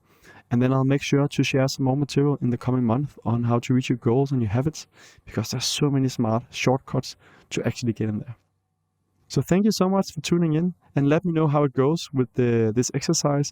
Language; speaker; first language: English; non-native, fluent; Danish